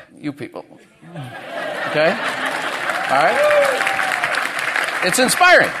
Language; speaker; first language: English; native; English